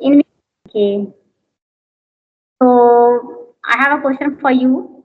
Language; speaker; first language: English; non-native, learner; Hindi